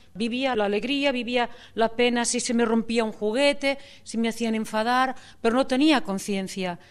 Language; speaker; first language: Spanish; non-native, local second language; Catalan